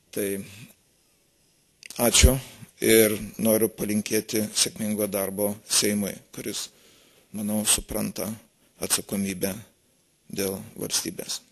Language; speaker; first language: Lithuanian; native; Lithuanian